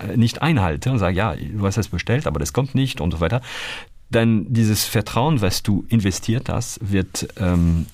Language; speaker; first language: German; non-native, fluent; French